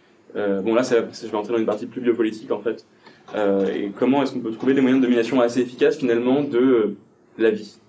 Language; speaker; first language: French; native; French